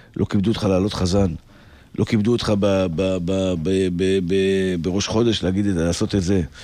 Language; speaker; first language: Hebrew; native; Hebrew